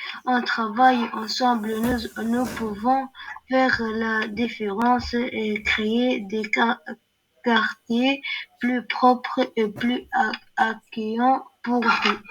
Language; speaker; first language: French; non-native, learner; Arabic